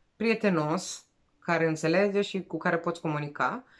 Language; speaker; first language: Romanian; non-native, fluent; Serbian